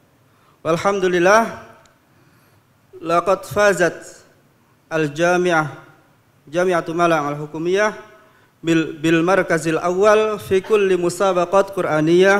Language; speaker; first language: Arabic; non-native, fluent; Indonesian